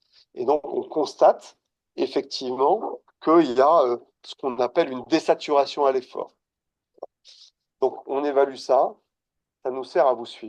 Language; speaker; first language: French; native; French